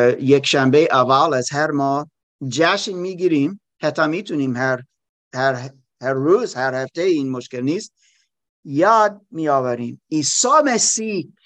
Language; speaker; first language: Persian; non-native, learner; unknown